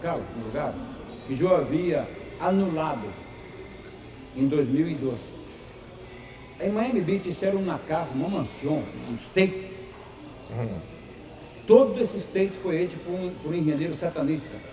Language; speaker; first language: Spanish; non-native, fluent; Portuguese